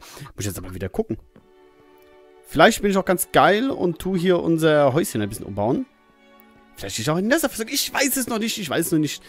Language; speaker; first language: German; native; German